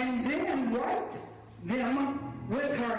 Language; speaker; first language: English; native; English